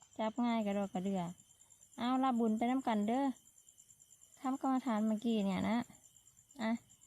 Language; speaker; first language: Thai; native; Thai